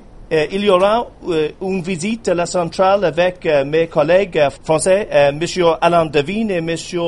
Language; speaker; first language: French; non-native, learner; English